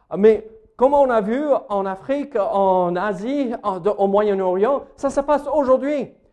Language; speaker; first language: French; non-native, fluent; English